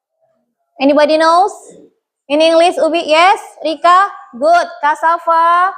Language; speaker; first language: English; non-native, learner; Indonesian